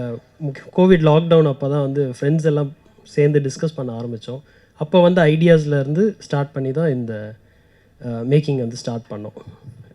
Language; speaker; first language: Tamil; native; Tamil